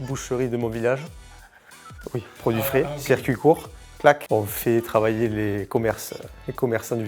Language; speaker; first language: French; native; French